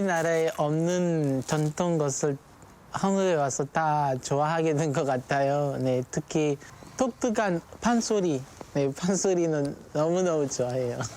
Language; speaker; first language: Korean; non-native, learner; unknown